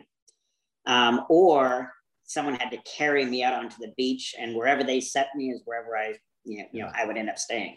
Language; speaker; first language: English; native; English